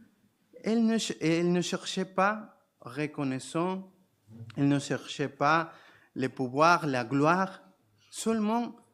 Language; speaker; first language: French; non-native, fluent; Spanish